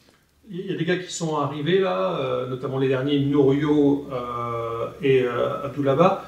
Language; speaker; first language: French; native; French